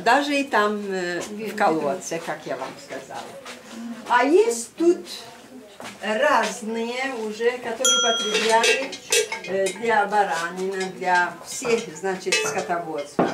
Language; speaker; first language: Russian; non-native, fluent; Albanian